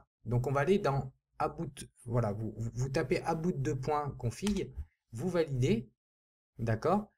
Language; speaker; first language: French; native; French